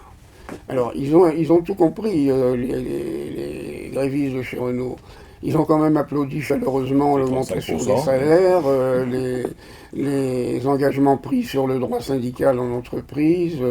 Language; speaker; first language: French; native; French